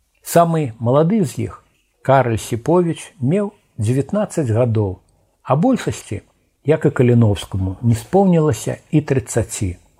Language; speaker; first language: Belarusian; native; Belarusian